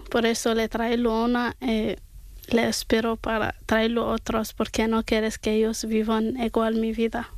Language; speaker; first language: Spanish; non-native, learner; Arabic